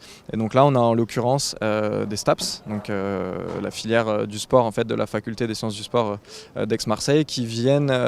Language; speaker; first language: French; native; French